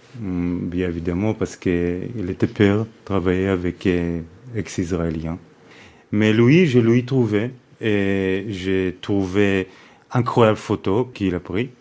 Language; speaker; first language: French; non-native, fluent; Hebrew